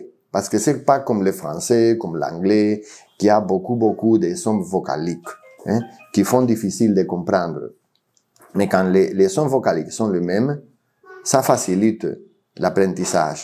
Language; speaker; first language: French; non-native, fluent; Spanish